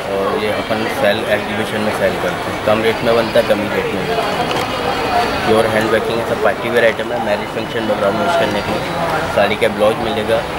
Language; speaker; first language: Hindi; native; Hindi